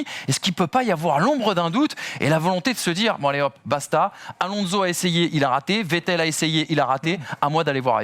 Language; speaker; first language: French; native; French